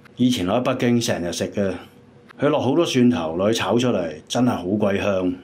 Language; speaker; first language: Cantonese; native; Cantonese